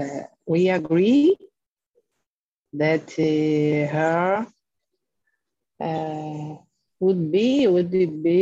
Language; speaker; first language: English; non-native, learner; Portuguese